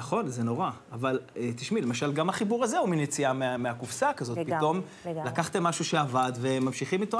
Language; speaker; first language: Hebrew; native; Hebrew